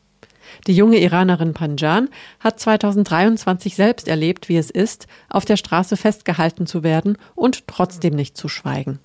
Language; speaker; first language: German; native; German